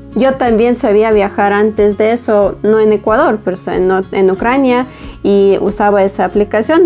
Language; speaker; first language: Spanish; non-native, fluent; Ukrainian